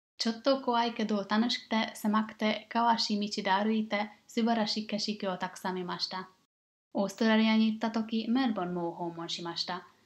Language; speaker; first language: Japanese; non-native, learner; English